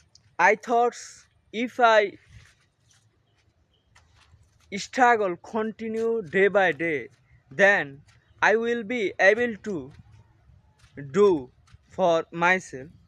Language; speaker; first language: English; non-native, learner; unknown